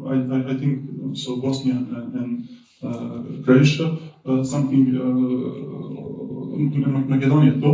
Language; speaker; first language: English; non-native, learner; Serbian